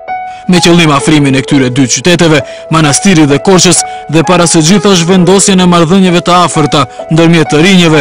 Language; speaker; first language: Albanian; native; Albanian